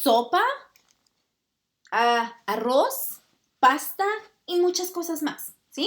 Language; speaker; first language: Spanish; early bilingual, heritage; Spanish